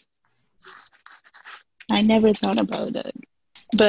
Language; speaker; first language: English; non-native, fluent; Spanish